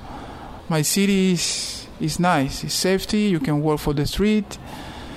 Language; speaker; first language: English; non-native, learner; Spanish